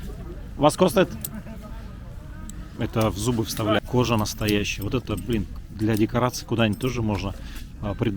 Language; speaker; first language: Russian; native; Russian